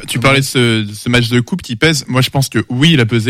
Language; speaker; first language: French; native; French